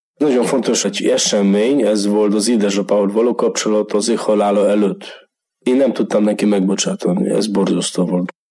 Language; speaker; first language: Hungarian; non-native, learner; Polish